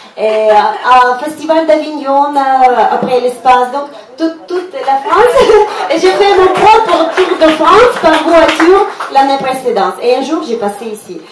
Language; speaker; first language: French; non-native, fluent; Russian